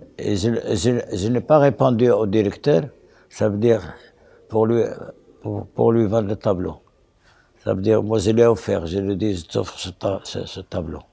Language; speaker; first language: French; non-native, local second language; Arabic